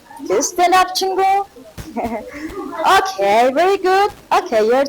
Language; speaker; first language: English; non-native, learner; Mongolian